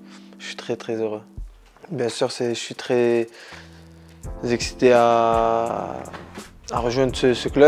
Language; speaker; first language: French; non-native, local second language; Arabic